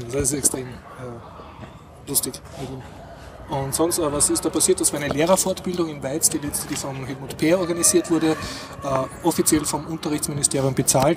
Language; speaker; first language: German; native; German